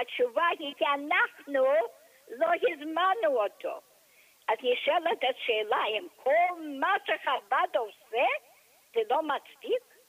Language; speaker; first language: Hebrew; non-native, fluent; English